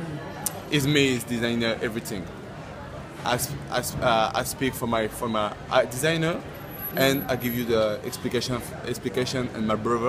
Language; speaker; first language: English; non-native, learner; French